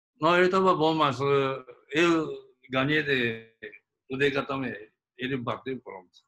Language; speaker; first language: Portuguese; non-native, fluent; Japanese